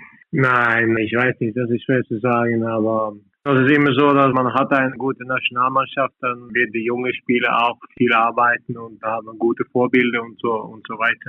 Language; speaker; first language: German; non-native, fluent; Norwegian